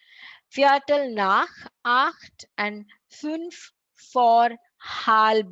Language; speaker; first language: German; non-native, learner; Tamil